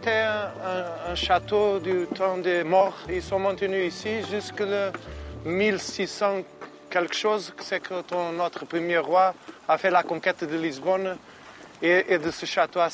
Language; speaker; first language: French; non-native, fluent; Portuguese